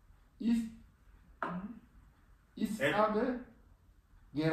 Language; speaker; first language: German; non-native, learner; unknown